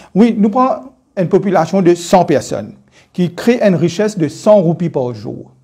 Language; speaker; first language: French; non-native, local second language; Morisyen